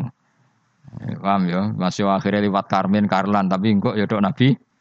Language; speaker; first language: Malay; non-native, local second language; Javanese